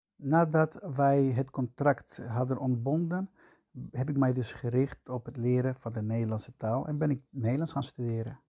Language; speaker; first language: Dutch; non-native, fluent; Spanish